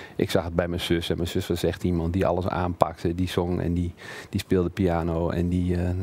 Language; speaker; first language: Dutch; native; Dutch